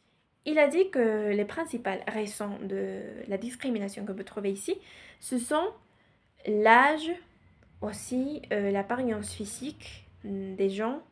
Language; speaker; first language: French; non-native, learner; Spanish